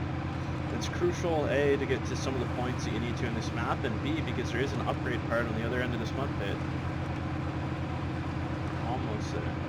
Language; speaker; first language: English; native; English